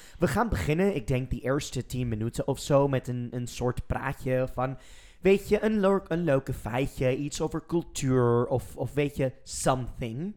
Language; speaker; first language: Dutch; non-native, fluent; English